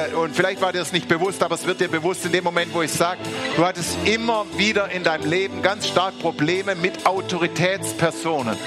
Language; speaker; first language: German; native; German